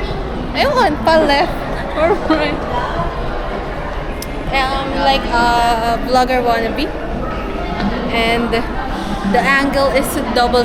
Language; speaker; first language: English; non-native, local second language; Filipino